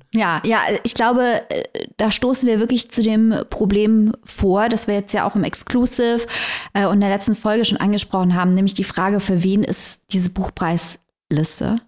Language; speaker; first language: German; native; German